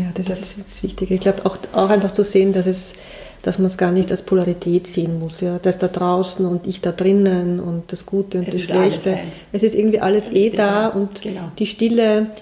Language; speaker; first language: German; native; German